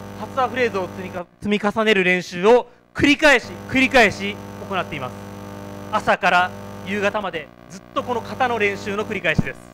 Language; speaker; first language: Japanese; native; Japanese